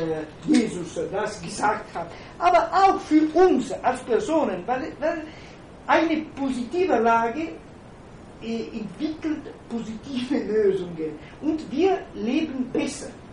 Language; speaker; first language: German; non-native, fluent; Italian